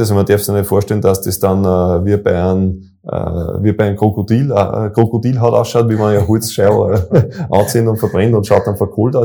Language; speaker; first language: German; native; German